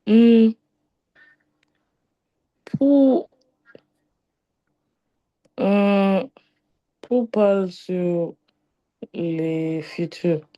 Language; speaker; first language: French; non-native, learner; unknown